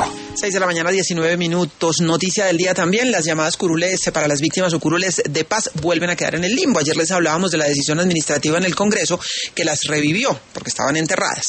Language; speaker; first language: Spanish; native; Spanish